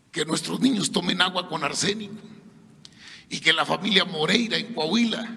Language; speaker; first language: Spanish; native; Spanish